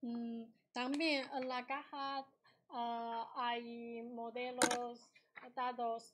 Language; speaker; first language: Spanish; non-native, learner; Chinese